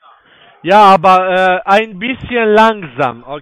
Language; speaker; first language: German; non-native, learner; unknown